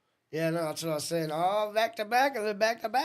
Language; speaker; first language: English; native; English